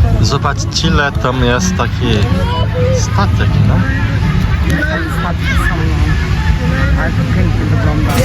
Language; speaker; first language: Polish; non-native, learner; Portuguese